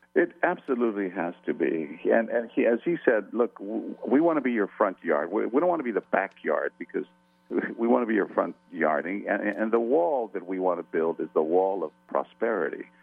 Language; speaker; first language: English; early bilingual, other home language; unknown